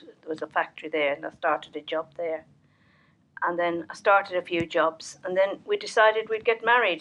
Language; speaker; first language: English; native; English